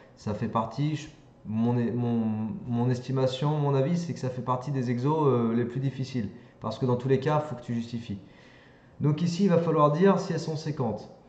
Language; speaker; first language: French; native; French